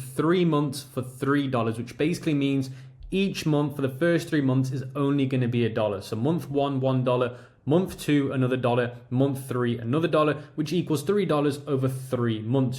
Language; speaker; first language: English; native; English